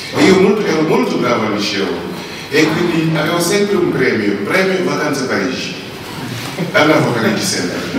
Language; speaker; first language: Italian; non-native, fluent; Wolof